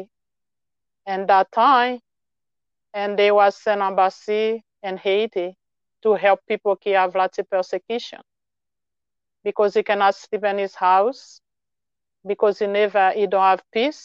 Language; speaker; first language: English; non-native, learner; Haitian Creole